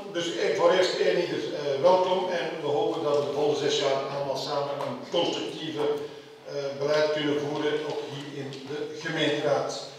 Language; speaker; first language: Dutch; native; Dutch